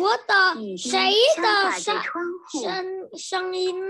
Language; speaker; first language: Chinese; non-native, learner; Vietnamese